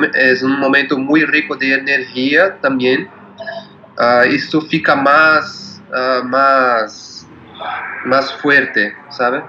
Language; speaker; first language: Spanish; non-native, learner; Portuguese